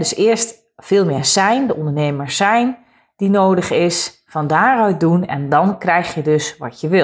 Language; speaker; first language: Dutch; native; Dutch